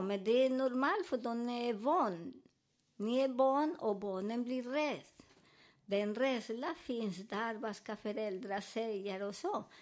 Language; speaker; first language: Swedish; non-native, learner; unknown